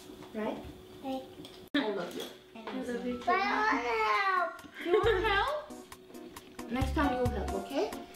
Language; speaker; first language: English; non-native, fluent; Armenian